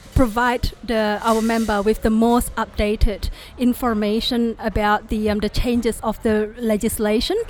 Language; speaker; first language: English; non-native, fluent; Indonesian